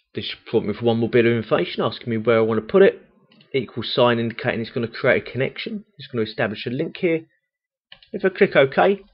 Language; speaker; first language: English; native; English